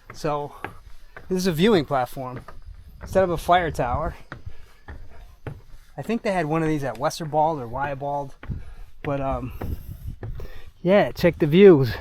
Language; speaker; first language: English; native; English